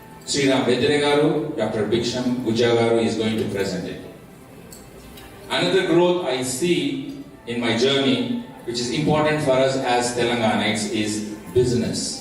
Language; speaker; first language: English; non-native, local second language; Telugu